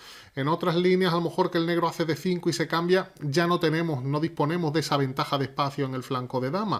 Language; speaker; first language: Spanish; native; Spanish